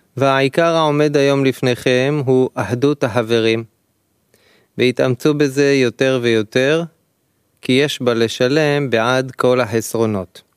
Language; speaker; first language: Hebrew; native; Hebrew